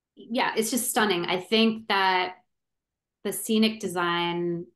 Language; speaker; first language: English; native; English